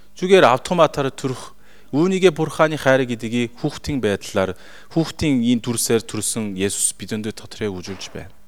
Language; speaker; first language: Mongolian; non-native, fluent; Korean